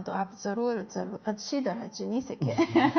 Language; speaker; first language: Hindi; non-native, fluent; Chinese